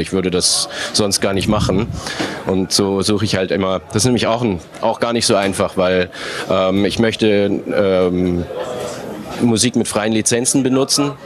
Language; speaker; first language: German; native; German